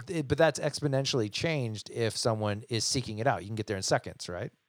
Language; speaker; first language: English; native; English